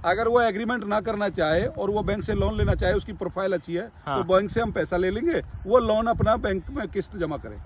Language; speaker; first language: Hindi; native; Hindi